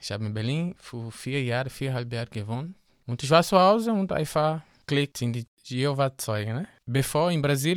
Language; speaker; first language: German; non-native, learner; Portuguese